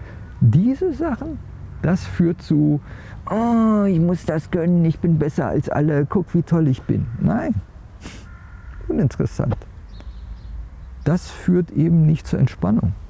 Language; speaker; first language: German; native; German